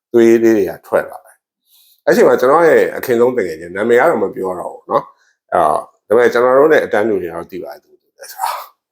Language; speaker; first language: Burmese; native; Burmese